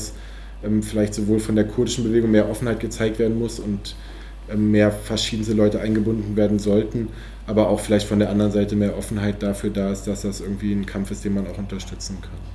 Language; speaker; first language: German; native; German